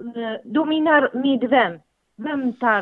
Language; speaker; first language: Swedish; non-native, learner; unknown